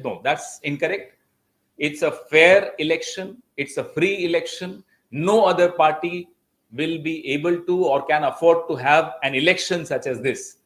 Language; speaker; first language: English; non-native, local second language; Hindi